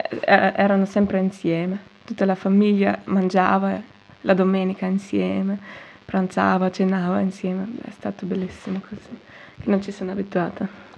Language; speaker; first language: Italian; non-native, fluent; German